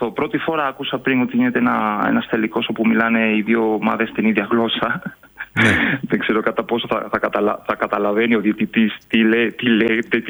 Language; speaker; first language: Greek; non-native, fluent; Spanish